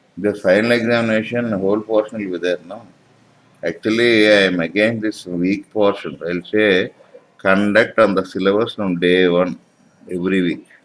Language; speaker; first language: English; non-native, local second language; Urdu